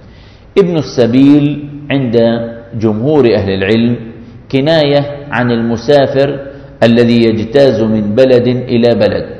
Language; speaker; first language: Arabic; native; Arabic